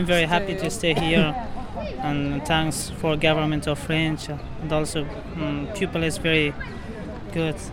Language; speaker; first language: English; non-native, learner; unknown